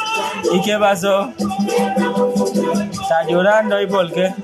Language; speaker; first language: Spanish; non-native, learner; Haitian Creole